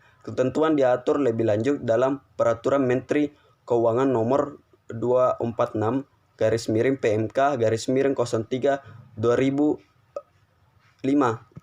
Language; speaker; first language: Indonesian; native; Indonesian